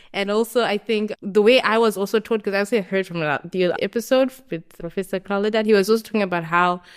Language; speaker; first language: English; non-native, local second language; Shona